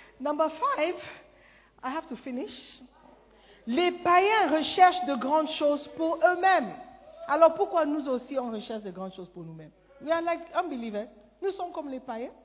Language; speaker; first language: French; non-native, fluent; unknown